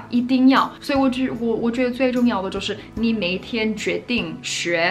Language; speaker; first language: Chinese; non-native, fluent; English